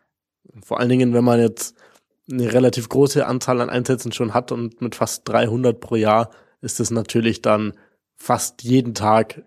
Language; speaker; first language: German; native; German